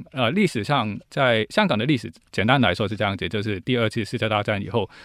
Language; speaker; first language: Chinese; non-native, local second language; Cantonese